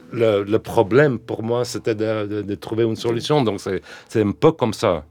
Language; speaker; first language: French; non-native, fluent; English